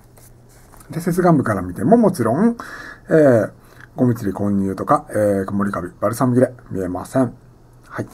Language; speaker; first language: Japanese; native; Japanese